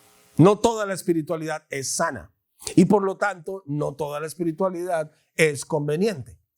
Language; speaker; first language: Spanish; native; Spanish